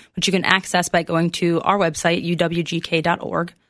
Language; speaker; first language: English; early bilingual, other home language; Spanish